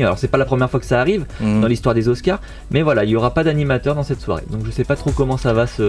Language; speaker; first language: French; native; French